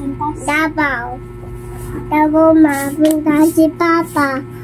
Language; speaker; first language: Filipino; non-native, local second language; Cebuano